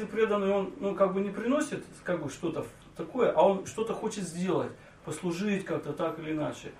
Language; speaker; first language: Russian; native; Russian